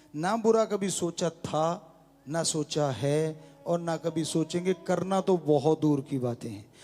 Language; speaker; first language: Hindi; non-native, local second language; Punjabi